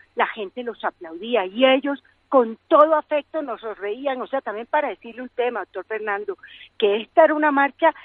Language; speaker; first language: Spanish; native; Spanish